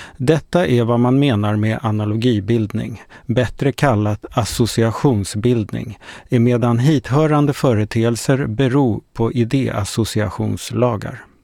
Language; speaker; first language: Swedish; native; Swedish